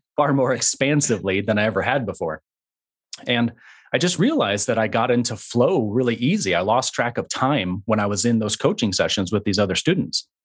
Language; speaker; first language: English; native; English